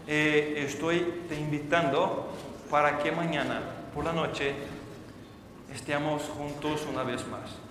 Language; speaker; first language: Spanish; non-native, fluent; Portuguese